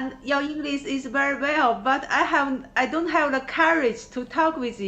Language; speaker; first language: English; non-native, learner; Chinese